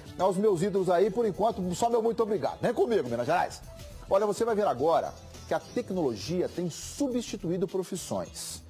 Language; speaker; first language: Portuguese; native; Portuguese